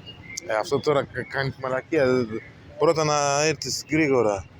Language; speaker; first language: Greek; non-native, learner; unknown